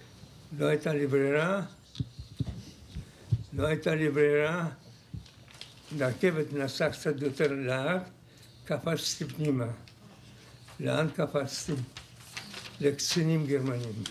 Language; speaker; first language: Hebrew; non-native, fluent; Polish